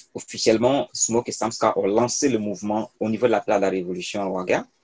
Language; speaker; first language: French; non-native, local second language; Mossi